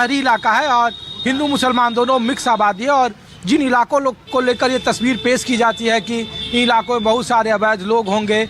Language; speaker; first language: Hindi; native; Hindi